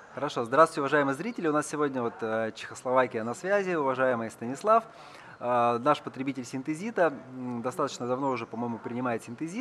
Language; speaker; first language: Russian; native; Russian